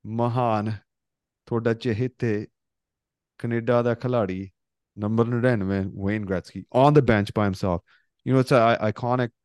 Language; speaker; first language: Punjabi; early bilingual, heritage; Punjabi